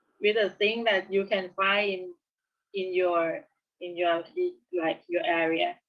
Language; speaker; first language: English; non-native, learner; Thai